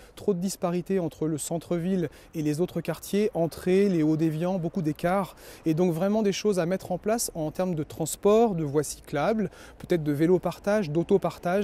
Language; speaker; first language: French; native; French